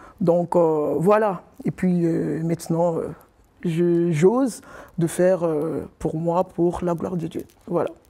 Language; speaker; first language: French; non-native, local second language; Lingala